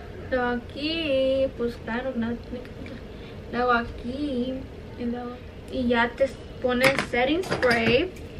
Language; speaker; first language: Spanish; early bilingual, heritage; Spanish